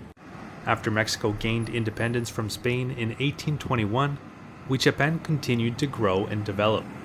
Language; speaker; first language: English; native; English